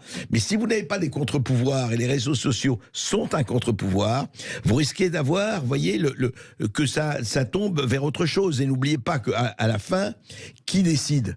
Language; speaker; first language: French; native; French